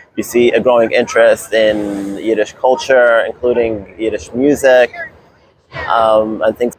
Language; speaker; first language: English; native; English